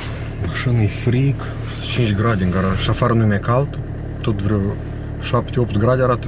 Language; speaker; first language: Romanian; native; Romanian